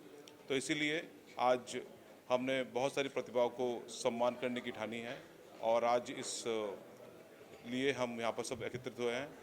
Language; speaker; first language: Hindi; native; Hindi